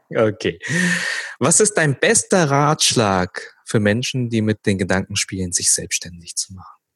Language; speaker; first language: German; native; German